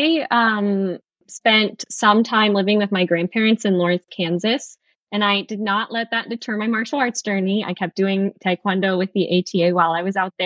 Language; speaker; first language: English; native; English